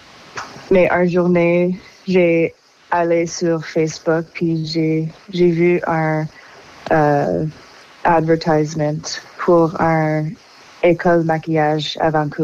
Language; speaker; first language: French; non-native, local second language; English